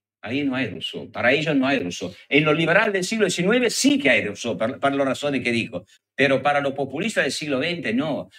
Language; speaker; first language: Spanish; non-native, fluent; Italian